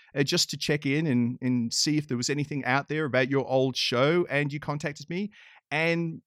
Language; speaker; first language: English; native; English